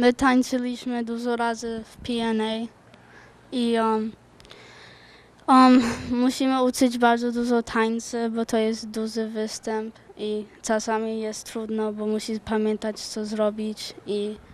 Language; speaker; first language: Polish; early bilingual, other home language; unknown